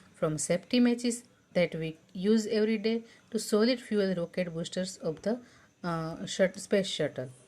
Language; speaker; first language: English; non-native, local second language; Gujarati